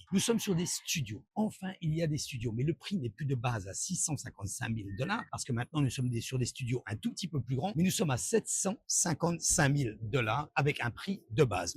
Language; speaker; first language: French; native; French